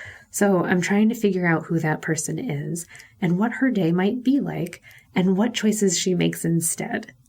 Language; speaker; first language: English; native; English